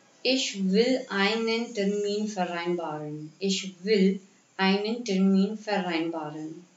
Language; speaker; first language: German; non-native, fluent; Hindi